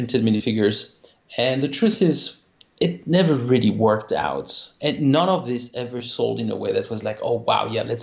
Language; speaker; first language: English; non-native, fluent; French